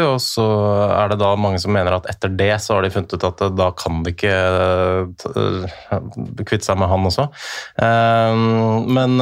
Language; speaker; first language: Norwegian; native; Norwegian